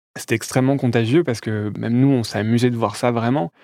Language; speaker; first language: French; native; French